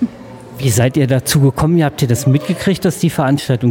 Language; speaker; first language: German; native; German